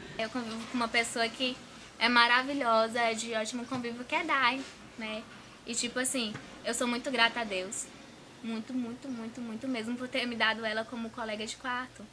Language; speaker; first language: Portuguese; native; Portuguese